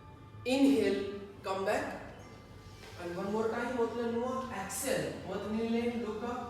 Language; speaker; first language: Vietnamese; non-native, learner; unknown